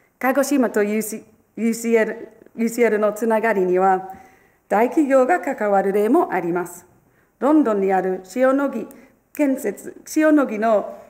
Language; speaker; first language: Japanese; non-native, fluent; English